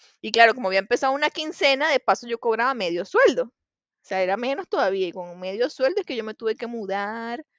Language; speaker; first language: Spanish; native; Spanish